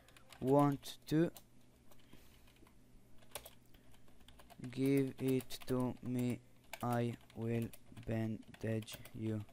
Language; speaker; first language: Hebrew; native; Hebrew